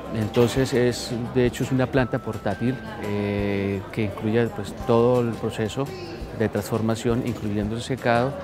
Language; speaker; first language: Spanish; native; Spanish